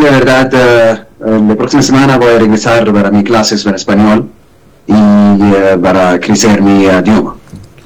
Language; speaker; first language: Spanish; non-native, learner; Arabic